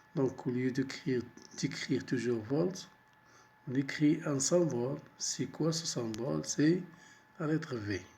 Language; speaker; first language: French; non-native, local second language; Arabic